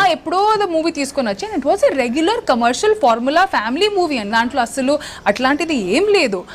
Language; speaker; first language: Telugu; non-native, local second language; Hindi